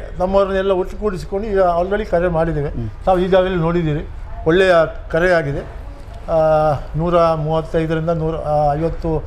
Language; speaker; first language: Kannada; non-native, local second language; Tulu